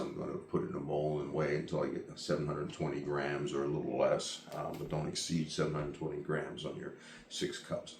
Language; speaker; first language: English; native; English